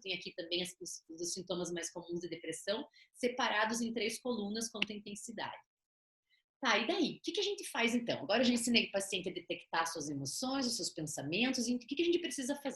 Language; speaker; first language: Portuguese; native; Portuguese